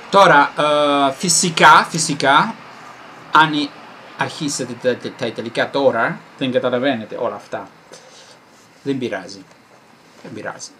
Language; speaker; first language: Greek; non-native, fluent; Italian